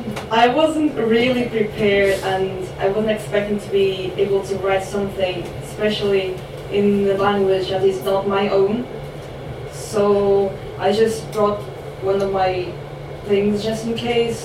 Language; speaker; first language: English; non-native, fluent; Portuguese